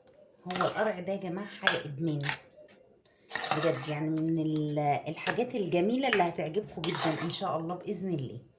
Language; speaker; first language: Arabic; native; Arabic